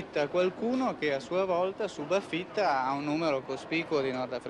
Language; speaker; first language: Italian; native; Italian